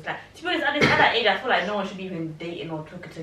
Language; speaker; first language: English; native; English